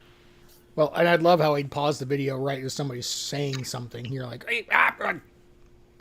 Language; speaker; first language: English; native; English